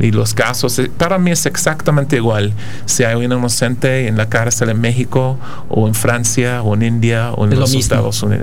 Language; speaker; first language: Spanish; non-native, fluent; English